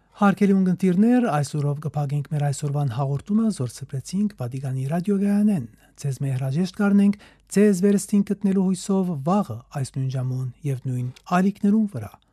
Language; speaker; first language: Armenian; native; Armenian